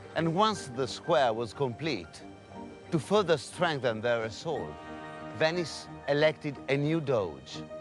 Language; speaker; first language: English; non-native, fluent; Italian